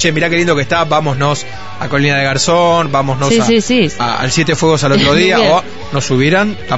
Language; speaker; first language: Spanish; native; Spanish